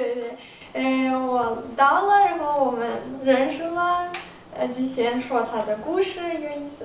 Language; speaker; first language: Chinese; non-native, fluent; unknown